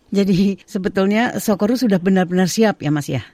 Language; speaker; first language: Indonesian; native; Indonesian